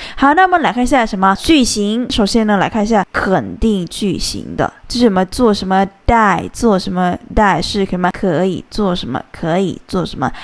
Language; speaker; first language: Chinese; non-native, fluent; Thai